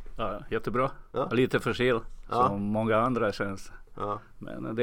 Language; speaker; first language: Swedish; non-native, fluent; Serbian